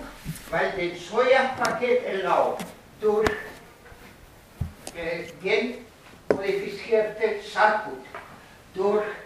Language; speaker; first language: German; non-native, fluent; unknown